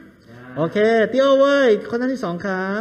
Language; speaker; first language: Chinese; non-native, fluent; Thai